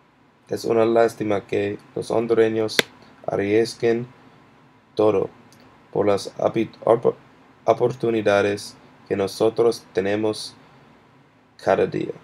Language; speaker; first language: Spanish; non-native, learner; English